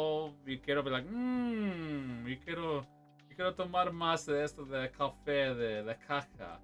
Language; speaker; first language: Spanish; early bilingual, heritage; English